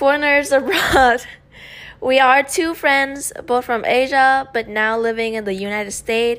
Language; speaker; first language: English; non-native, fluent; Vietnamese